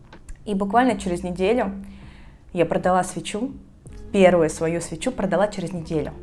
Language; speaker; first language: Russian; native; Russian